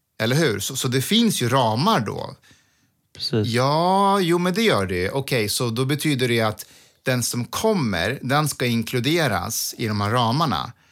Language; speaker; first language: Swedish; early bilingual, other home language; Persian